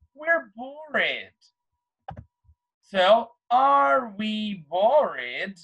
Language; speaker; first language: English; non-native, fluent; Portuguese